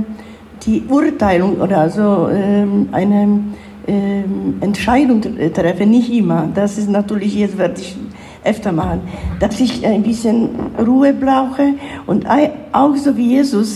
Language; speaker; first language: German; non-native, learner; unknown